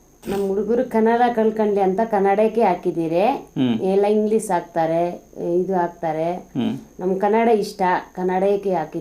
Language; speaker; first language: Kannada; non-native, learner; Nepali